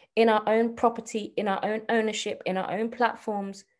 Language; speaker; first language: English; native; English